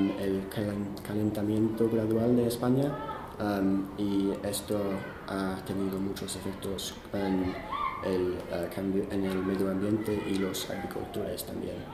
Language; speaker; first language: Spanish; non-native, fluent; English